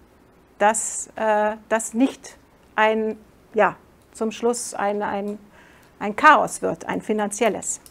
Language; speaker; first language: German; non-native, fluent; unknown